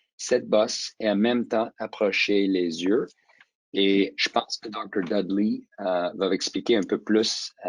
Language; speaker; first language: French; non-native, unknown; English